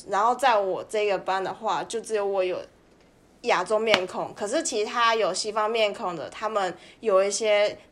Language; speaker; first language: Chinese; native; Chinese